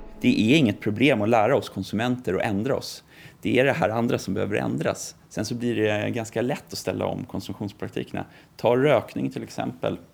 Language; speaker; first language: Swedish; native; Swedish